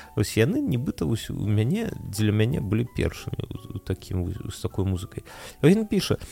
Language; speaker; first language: Belarusian; non-native, local second language; Russian